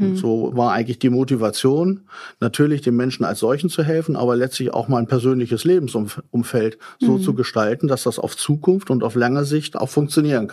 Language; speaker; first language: German; native; German